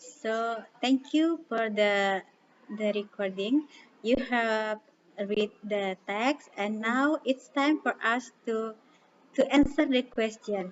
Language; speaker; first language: English; non-native, fluent; Indonesian